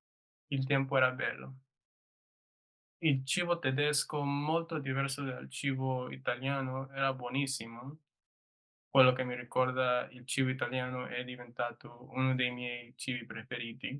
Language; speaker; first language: Italian; non-native, learner; English